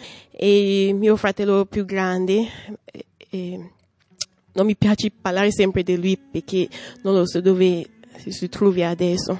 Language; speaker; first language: Italian; non-native, learner; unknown